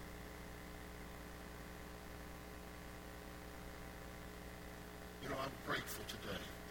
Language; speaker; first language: English; native; English